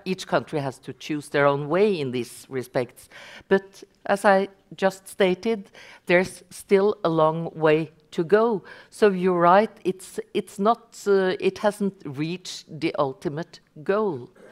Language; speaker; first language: English; non-native, fluent; Norwegian